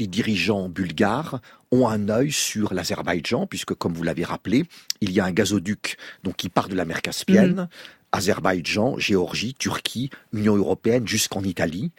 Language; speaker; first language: French; native; French